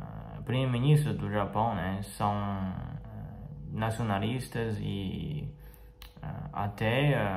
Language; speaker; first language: Portuguese; non-native, fluent; Chinese